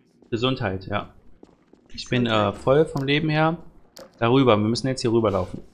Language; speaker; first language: German; native; German